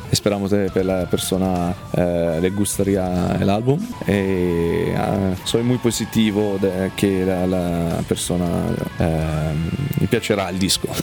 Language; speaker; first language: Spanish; non-native, learner; Italian